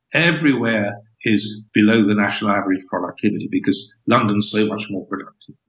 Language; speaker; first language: English; native; English